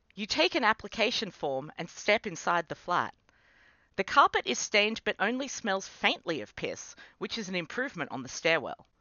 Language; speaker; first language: English; native; English